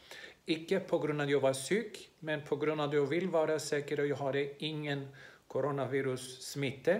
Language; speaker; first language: Swedish; non-native, fluent; Greek